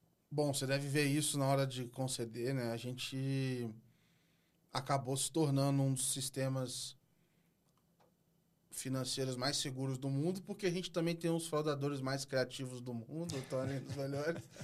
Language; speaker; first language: Portuguese; native; Portuguese